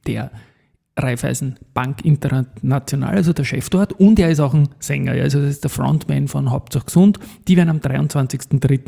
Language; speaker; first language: German; native; German